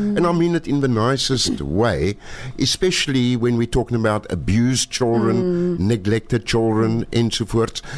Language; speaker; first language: English; non-native, local second language; Afrikaans